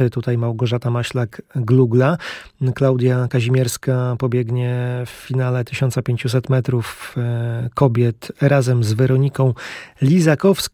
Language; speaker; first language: Polish; native; Polish